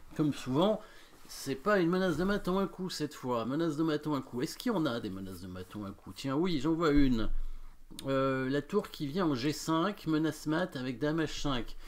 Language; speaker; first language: French; native; French